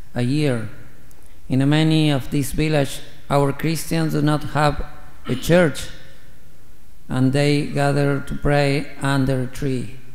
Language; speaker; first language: English; non-native, learner; Spanish